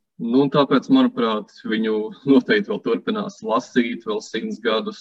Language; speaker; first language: Latvian; native; Latvian